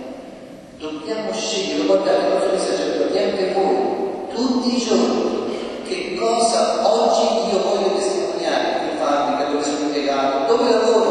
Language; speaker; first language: Italian; native; Italian